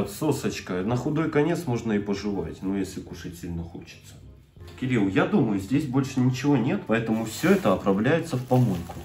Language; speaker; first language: Russian; native; Russian